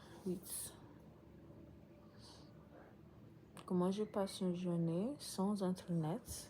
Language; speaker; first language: French; non-native, learner; English